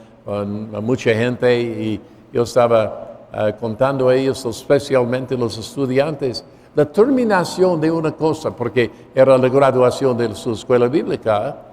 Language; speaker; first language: Spanish; non-native, fluent; English